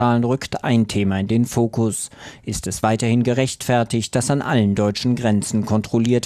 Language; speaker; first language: German; native; German